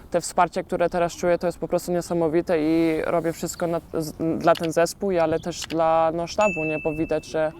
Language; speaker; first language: Polish; early bilingual, heritage; Polish